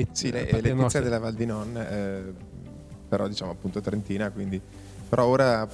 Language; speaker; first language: Italian; native; Italian